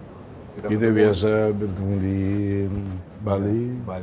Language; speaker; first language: Indonesian; non-native, fluent; Tetum